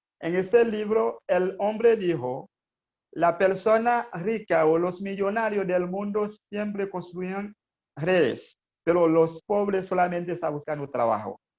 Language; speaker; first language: Spanish; non-native, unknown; Haitian Creole